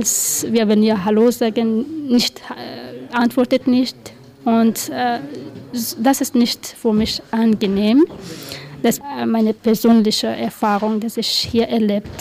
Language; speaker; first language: German; non-native, learner; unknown